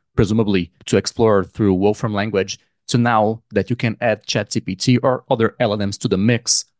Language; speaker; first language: English; non-native, fluent; Portuguese